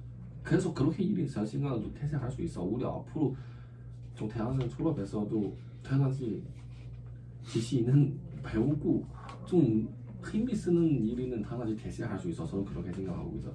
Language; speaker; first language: Korean; non-native, learner; Chinese